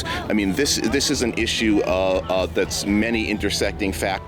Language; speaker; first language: English; native; English